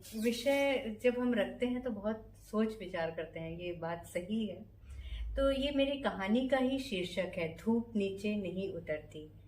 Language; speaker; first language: Hindi; native; Hindi